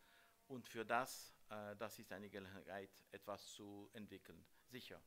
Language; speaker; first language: German; non-native, learner; French